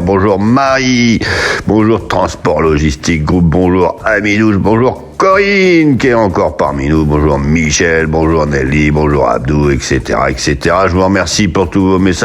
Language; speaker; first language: French; native; French